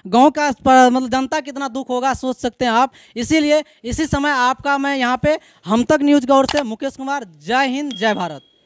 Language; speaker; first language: Hindi; native; Hindi